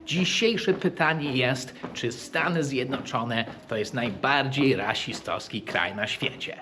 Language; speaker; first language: Polish; early bilingual, heritage; English